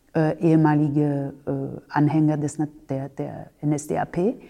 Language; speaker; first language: German; non-native, fluent; French